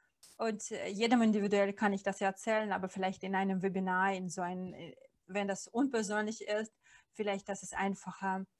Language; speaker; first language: German; non-native, fluent; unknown